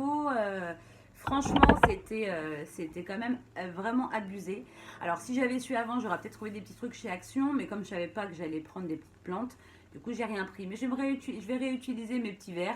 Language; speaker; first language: French; native; French